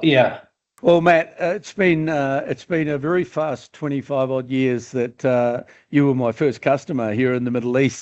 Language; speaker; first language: English; native; English